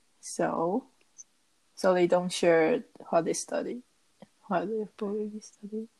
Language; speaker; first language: English; non-native, learner; Chinese